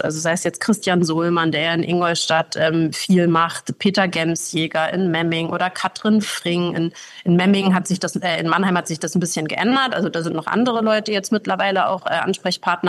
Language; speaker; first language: German; native; German